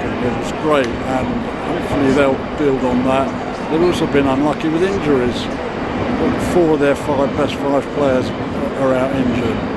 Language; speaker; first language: English; native; English